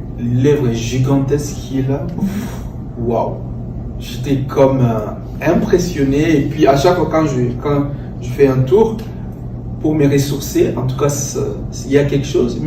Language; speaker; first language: French; non-native, local second language; Lingala